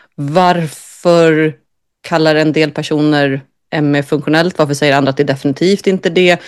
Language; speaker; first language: Swedish; native; Swedish